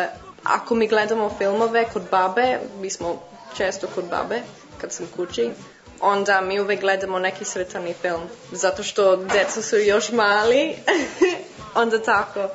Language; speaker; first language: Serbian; early bilingual, heritage; English